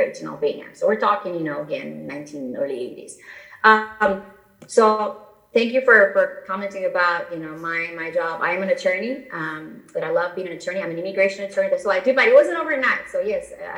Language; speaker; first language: English; non-native, fluent; Albanian